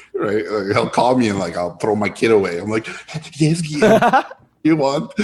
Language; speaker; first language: English; non-native, fluent; Spanish